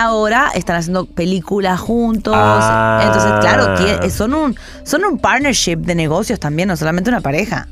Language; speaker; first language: Spanish; native; Spanish